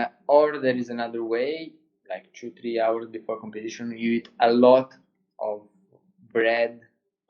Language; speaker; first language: English; non-native, learner; Romanian